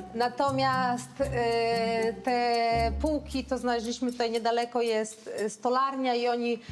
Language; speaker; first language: Polish; native; Polish